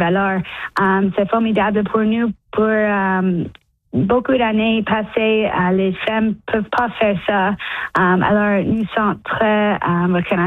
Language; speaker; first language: French; non-native, local second language; English